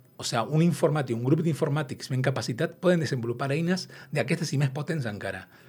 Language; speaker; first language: Catalan; non-native, local second language; Spanish